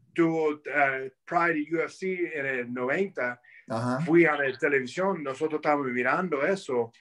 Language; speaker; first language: Spanish; early bilingual, heritage; Spanish